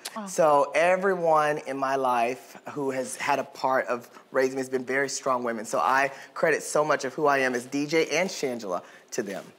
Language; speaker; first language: English; native; English